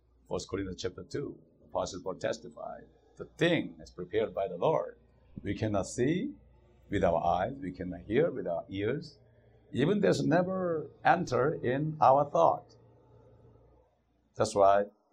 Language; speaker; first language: English; non-native, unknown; Korean